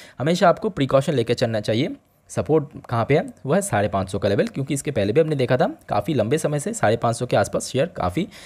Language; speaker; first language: Hindi; native; Hindi